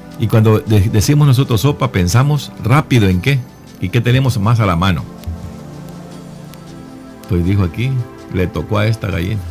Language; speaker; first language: Spanish; native; Spanish